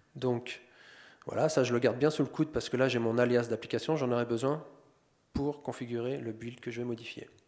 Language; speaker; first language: French; native; French